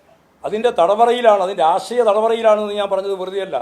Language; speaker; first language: Malayalam; native; Malayalam